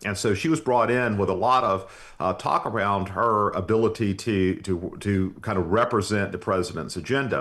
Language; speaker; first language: English; native; English